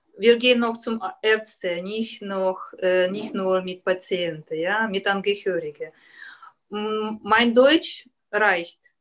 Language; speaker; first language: German; non-native, learner; Russian